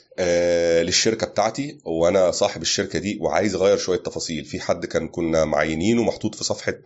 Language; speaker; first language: Arabic; native; Arabic